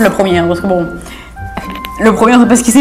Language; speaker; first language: French; native; French